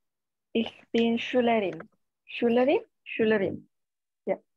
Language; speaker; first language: German; non-native, learner; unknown